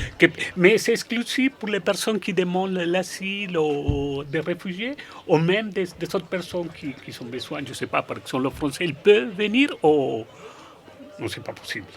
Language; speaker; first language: French; non-native, fluent; Spanish